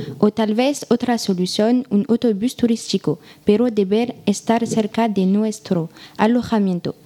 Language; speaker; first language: Spanish; non-native, learner; French